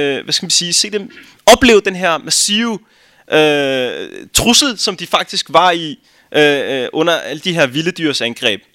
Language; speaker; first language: Danish; early bilingual, other home language; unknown